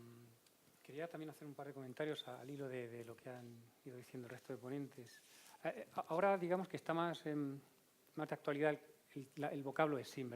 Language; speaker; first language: Spanish; native; Spanish